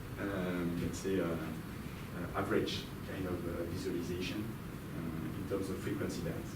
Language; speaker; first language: English; non-native, fluent; French